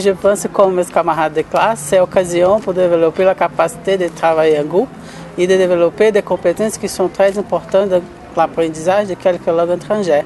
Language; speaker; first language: French; non-native, learner; Portuguese